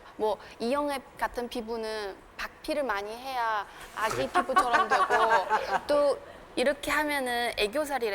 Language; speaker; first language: Korean; non-native, fluent; Chinese